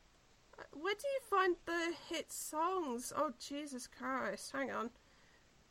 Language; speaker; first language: English; native; English